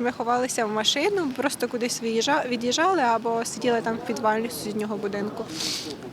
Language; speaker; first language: Ukrainian; native; Ukrainian